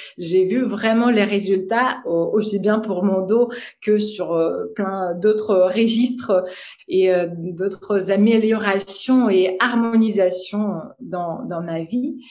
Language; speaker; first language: French; non-native, fluent; Russian